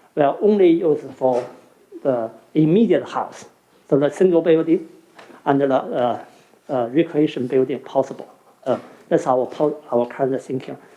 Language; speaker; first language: English; non-native, fluent; Chinese